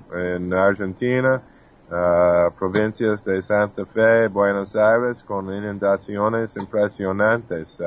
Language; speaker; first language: Portuguese; non-native, fluent; English